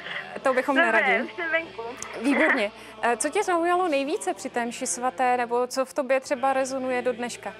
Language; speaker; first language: Czech; native; Czech